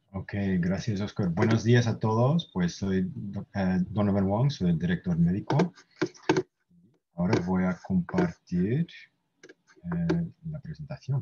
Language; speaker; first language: Spanish; non-native, fluent; English